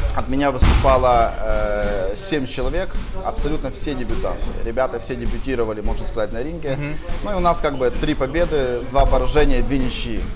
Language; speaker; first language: Russian; non-native, local second language; Ukrainian